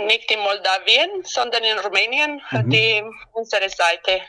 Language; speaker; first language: German; non-native, learner; Romanian